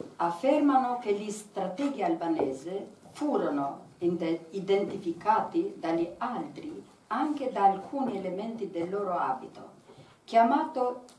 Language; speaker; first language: Italian; non-native, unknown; Albanian